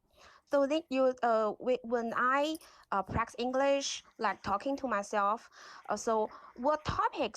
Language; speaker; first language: English; non-native, learner; Chinese